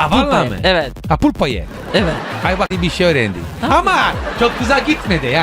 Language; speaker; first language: Turkish; non-native, learner; Italian